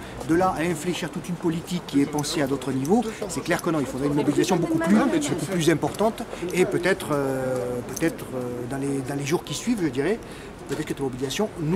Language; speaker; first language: French; native; French